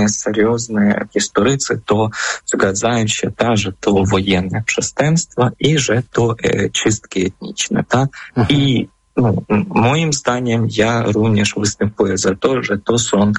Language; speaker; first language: Polish; non-native, fluent; Ukrainian